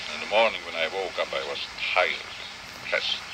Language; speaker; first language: English; non-native, fluent; Hungarian